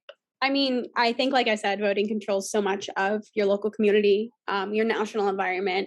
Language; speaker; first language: English; native; English